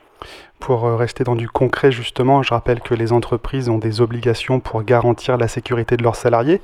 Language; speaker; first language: French; native; French